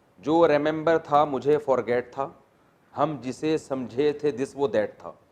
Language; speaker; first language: Urdu; native; Urdu